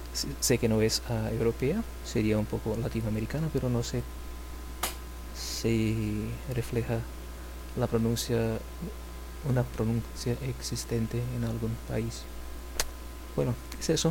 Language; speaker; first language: Spanish; non-native, fluent; Portuguese